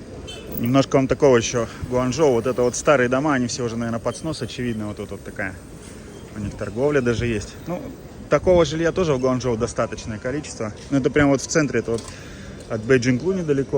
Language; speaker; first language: Russian; native; Russian